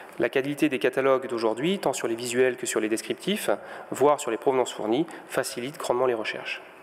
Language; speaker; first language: French; native; French